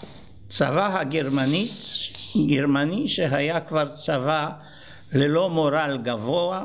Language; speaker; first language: Hebrew; non-native, fluent; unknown